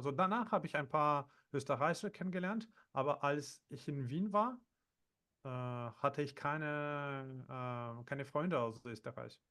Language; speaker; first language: German; non-native, fluent; Portuguese